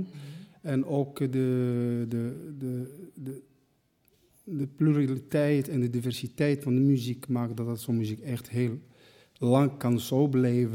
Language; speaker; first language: Dutch; non-native, fluent; Arabic